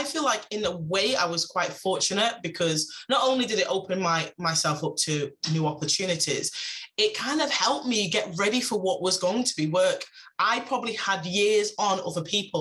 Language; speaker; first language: English; native; English